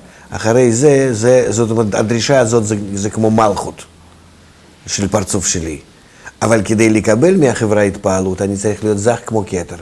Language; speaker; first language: Hebrew; non-native, fluent; Russian